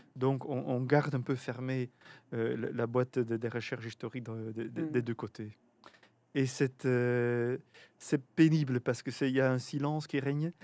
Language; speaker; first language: French; native; French